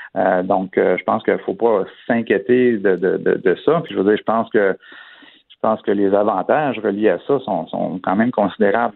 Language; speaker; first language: French; native; French